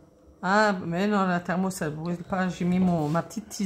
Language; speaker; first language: French; native; French